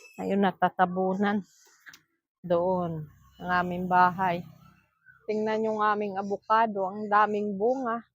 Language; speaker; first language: Filipino; non-native, local second language; Cebuano